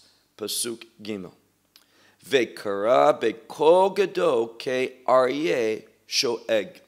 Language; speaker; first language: Hebrew; non-native, fluent; English